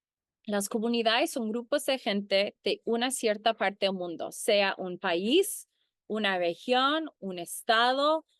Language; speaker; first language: Spanish; early bilingual, heritage; Spanish